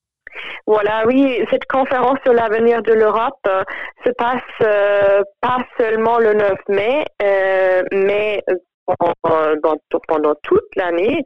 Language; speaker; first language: French; non-native, fluent; German